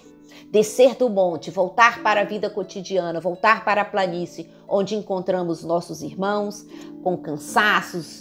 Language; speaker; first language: Portuguese; native; Portuguese